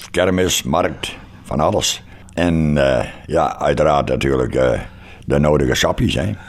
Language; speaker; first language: Dutch; non-native, local second language; Western Frisian